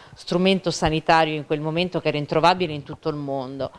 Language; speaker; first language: Italian; native; Italian